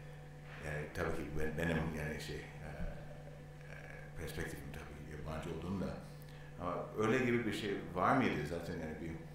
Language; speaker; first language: Turkish; non-native, learner; English